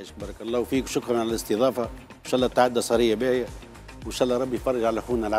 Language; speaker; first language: Arabic; native; Arabic